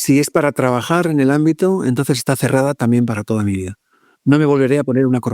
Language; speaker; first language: Spanish; native; Spanish